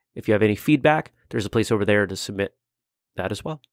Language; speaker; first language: English; native; English